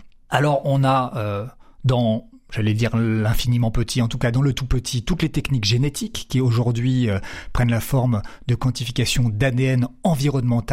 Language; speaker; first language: French; native; French